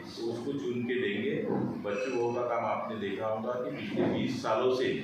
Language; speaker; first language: Hindi; non-native, local second language; Marathi